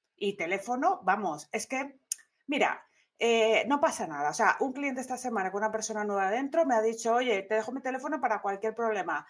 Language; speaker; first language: Spanish; native; Spanish